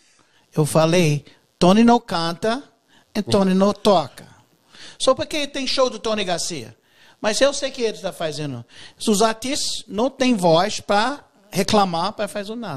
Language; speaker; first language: Portuguese; non-native, learner; English